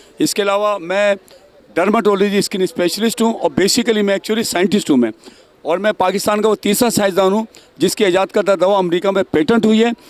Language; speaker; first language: Urdu; native; Urdu